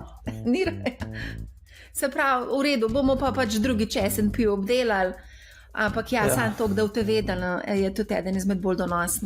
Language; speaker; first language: Slovenian; native; Slovenian